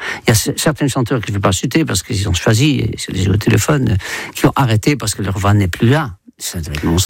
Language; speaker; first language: French; non-native, fluent; Dutch